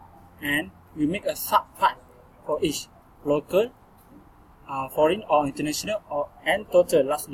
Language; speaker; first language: English; non-native, learner; Malay